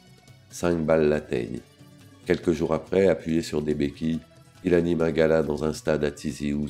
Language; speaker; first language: French; native; French